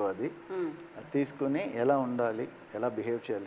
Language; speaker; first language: Telugu; early bilingual, heritage; Telugu